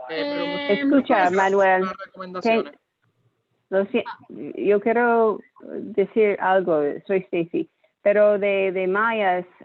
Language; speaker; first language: Spanish; non-native, learner; English